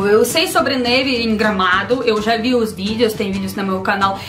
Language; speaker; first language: Portuguese; non-native, learner; Russian